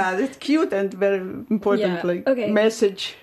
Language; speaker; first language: English; non-native, fluent; Ukrainian